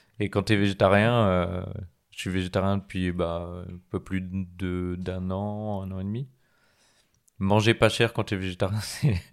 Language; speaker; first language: French; native; French